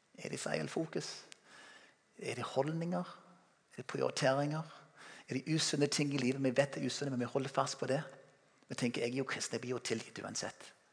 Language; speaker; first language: Norwegian; non-native, fluent; English